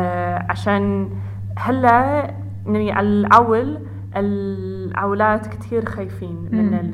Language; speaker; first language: Arabic; non-native, learner; English